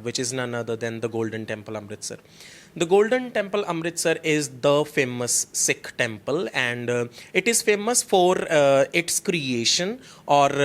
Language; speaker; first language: English; non-native, local second language; Punjabi